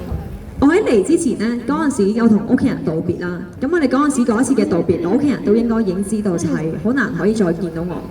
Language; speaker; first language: Cantonese; native; Cantonese